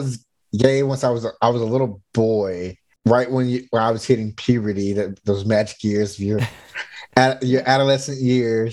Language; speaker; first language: English; native; English